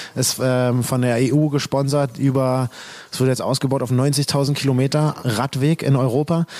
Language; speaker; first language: German; native; German